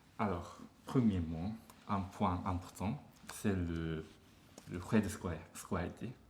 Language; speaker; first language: French; non-native, learner; Japanese